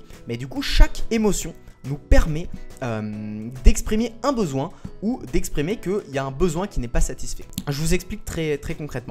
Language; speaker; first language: French; native; French